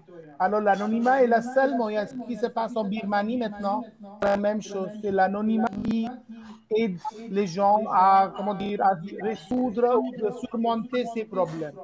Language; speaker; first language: French; non-native, fluent; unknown